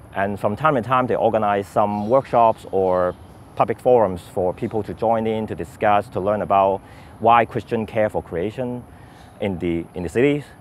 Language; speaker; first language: English; non-native, local second language; Cantonese